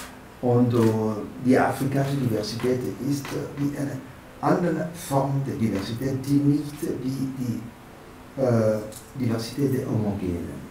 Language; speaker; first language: German; non-native, fluent; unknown